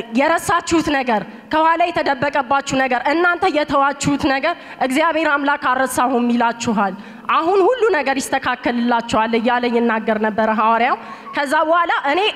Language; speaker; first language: Amharic; native; Amharic